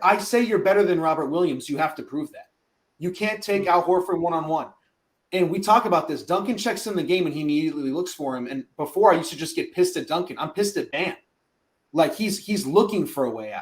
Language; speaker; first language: English; native; English